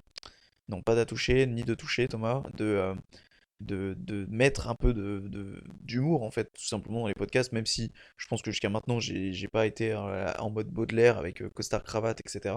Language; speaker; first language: French; native; French